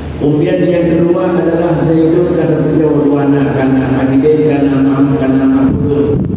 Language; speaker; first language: Malay; non-native, local second language; Achinese